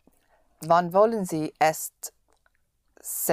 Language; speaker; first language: German; non-native, learner; English